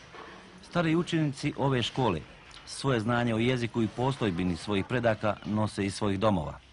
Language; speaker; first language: Bosnian; native; Bosnian